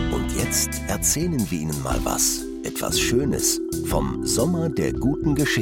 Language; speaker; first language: German; native; German